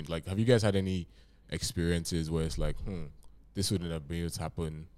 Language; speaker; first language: English; non-native, local second language; Yoruba